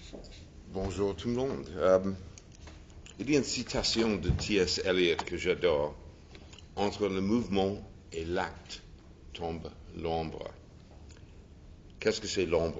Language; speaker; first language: French; non-native, fluent; English